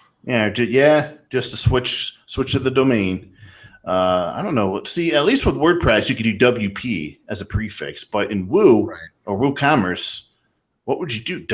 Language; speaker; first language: English; native; English